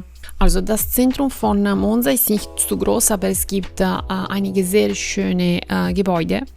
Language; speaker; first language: German; non-native, fluent; Italian